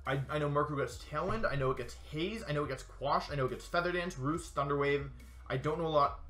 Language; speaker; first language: English; native; English